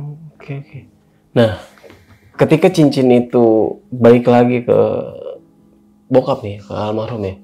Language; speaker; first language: Indonesian; native; Indonesian